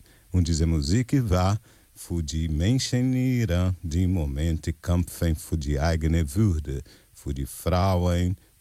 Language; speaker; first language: German; non-native, learner; Portuguese